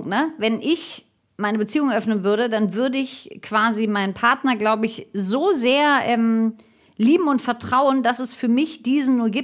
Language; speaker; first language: German; native; German